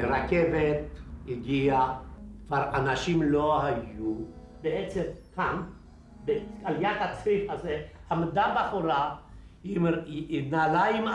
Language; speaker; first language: Hebrew; non-native, fluent; Polish